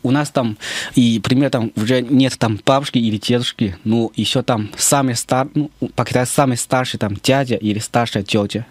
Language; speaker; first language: Russian; non-native, fluent; Chinese